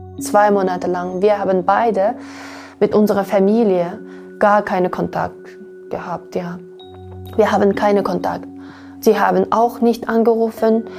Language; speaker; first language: German; non-native, learner; Uyghur